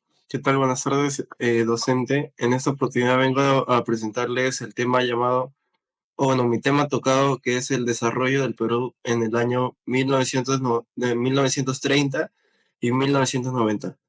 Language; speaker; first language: Spanish; native; Spanish